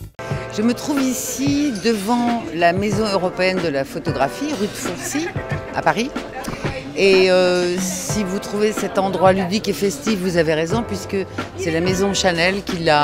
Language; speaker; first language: French; native; French